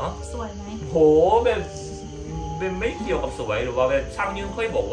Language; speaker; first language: Thai; non-native, fluent; Korean